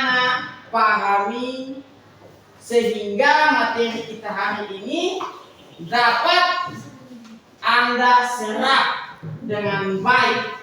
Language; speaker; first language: Indonesian; native; Indonesian